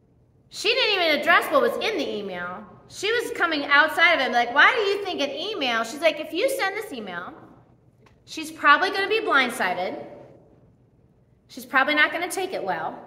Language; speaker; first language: English; native; English